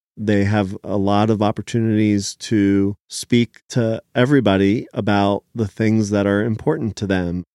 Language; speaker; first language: English; early bilingual, other home language; Hebrew